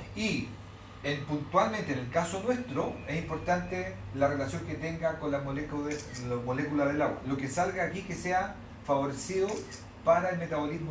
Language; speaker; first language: Spanish; native; Spanish